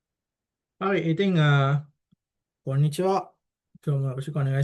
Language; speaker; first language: Japanese; non-native, fluent; Sinhala